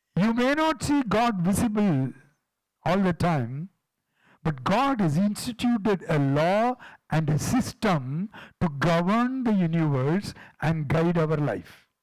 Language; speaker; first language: English; non-native, local second language; Tamil